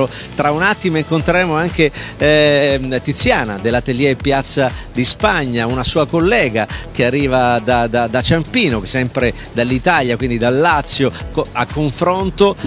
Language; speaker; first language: Italian; native; Italian